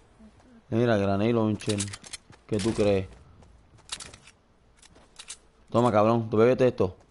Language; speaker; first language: Spanish; native; Spanish